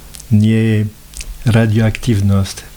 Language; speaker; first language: Russian; non-native, learner; French